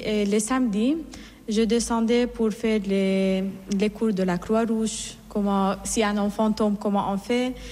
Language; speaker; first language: French; non-native, fluent; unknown